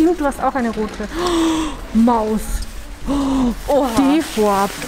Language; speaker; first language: German; native; German